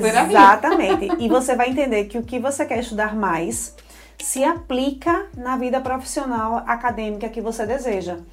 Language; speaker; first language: Portuguese; native; Portuguese